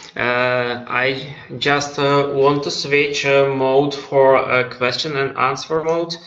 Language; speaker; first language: English; non-native, fluent; Czech